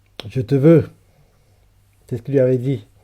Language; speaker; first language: French; native; French